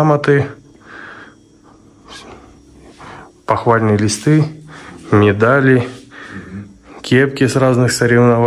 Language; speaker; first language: Russian; native; Russian